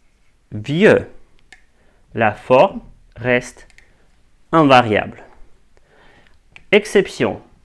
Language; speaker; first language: French; non-native, fluent; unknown